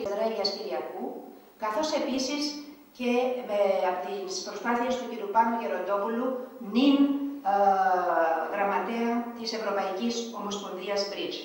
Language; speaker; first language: Greek; native; Greek